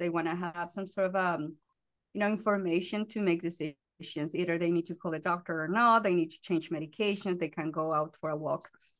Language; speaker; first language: English; non-native, fluent; Spanish